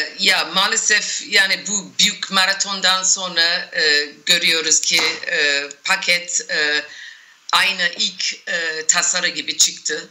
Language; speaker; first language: Turkish; non-native, fluent; English